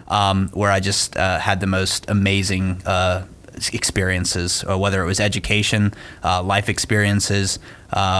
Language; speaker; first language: English; native; English